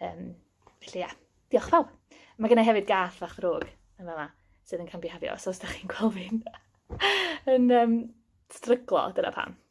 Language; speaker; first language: Welsh; native; Welsh